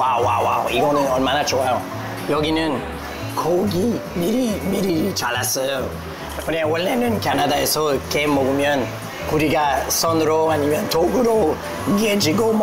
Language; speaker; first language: Korean; non-native, fluent; English